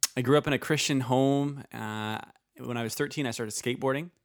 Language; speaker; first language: English; early bilingual, other home language; Icelandic